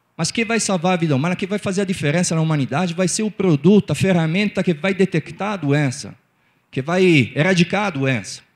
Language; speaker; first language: Portuguese; non-native, fluent; Italian